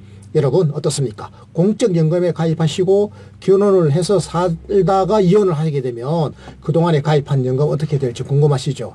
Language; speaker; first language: Korean; native; Korean